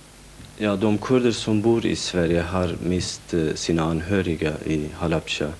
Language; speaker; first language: Swedish; non-native, fluent; Kurdish